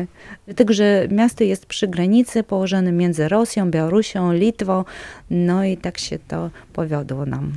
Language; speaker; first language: Polish; non-native, local second language; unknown